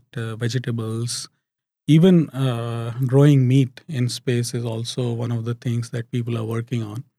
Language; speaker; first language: English; non-native, local second language; Hindi